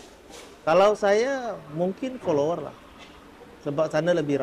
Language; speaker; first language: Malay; early bilingual, heritage; Indonesian